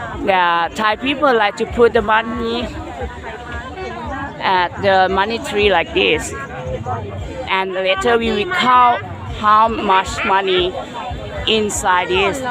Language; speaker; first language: English; non-native, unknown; Thai